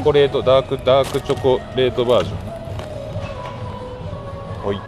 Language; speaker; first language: Japanese; native; Japanese